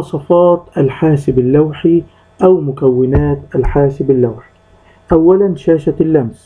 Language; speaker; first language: Arabic; native; Arabic